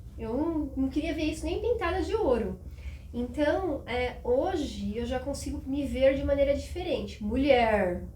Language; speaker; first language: Portuguese; native; Portuguese